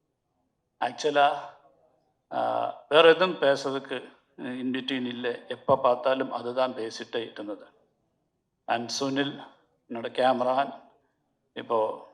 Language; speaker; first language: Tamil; non-native, learner; Malayalam